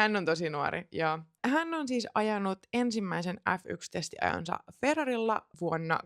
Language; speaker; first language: Finnish; native; Finnish